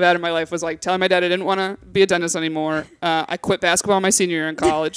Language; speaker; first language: English; native; English